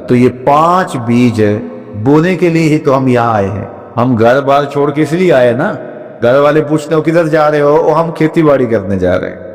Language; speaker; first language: Urdu; non-native, local second language; Punjabi